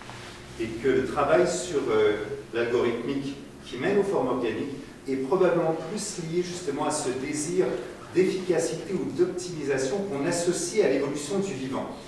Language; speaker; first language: French; native; French